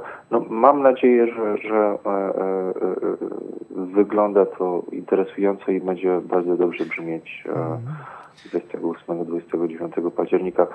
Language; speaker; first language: Polish; native; Polish